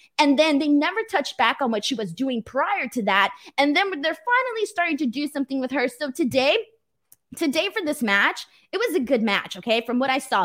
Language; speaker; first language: English; early bilingual, other home language; Spanish